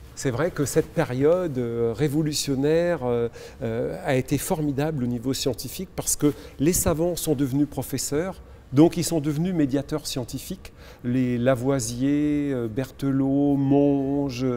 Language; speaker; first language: French; native; French